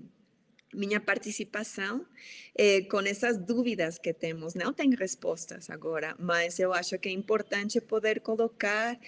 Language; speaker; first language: Portuguese; non-native, fluent; Spanish